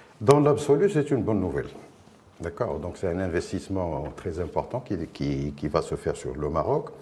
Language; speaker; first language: French; non-native, local second language; Arabic